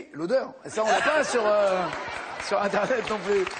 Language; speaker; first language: French; native; French